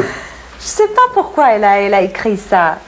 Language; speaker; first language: French; non-native, fluent; English